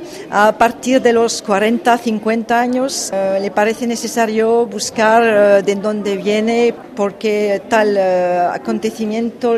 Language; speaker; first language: Spanish; early bilingual, heritage; French